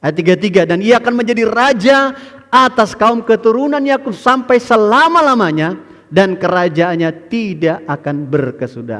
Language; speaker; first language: Indonesian; native; Indonesian